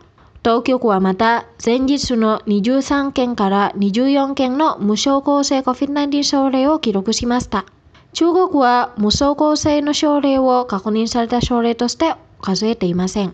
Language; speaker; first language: Japanese; non-native, fluent; Indonesian